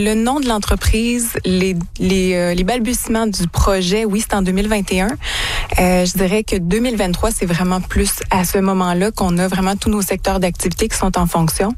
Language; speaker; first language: French; native; French